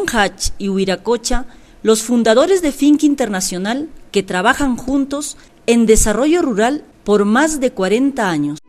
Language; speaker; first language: Spanish; native; Spanish